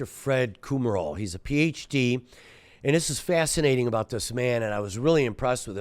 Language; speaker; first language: English; native; English